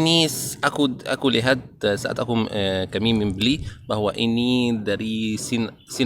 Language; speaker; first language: Indonesian; non-native, learner; Arabic